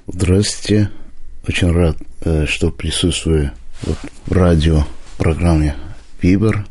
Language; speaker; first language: Russian; non-native, local second language; Armenian